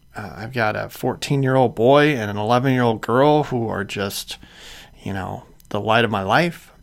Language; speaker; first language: English; native; English